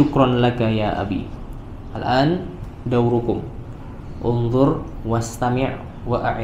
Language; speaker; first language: Arabic; non-native, learner; Indonesian